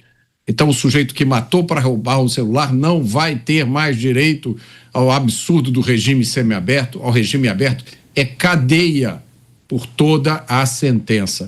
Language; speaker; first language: Portuguese; native; Portuguese